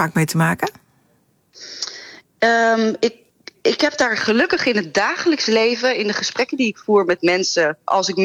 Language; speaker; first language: Dutch; native; Dutch